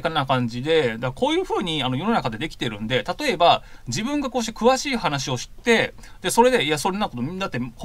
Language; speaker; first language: Japanese; native; Japanese